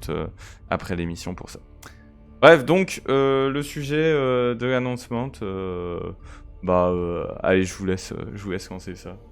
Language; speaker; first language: French; native; French